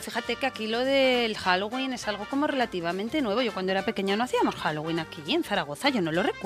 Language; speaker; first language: Spanish; native; Spanish